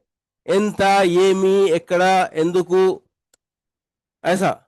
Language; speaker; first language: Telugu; non-native, local second language; Urdu